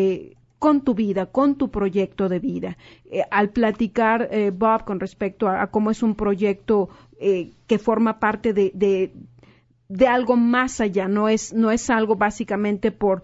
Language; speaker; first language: Spanish; native; Spanish